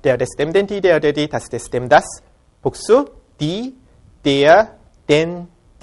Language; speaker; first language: German; non-native, fluent; Korean